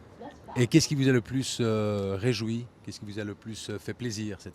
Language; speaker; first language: French; native; French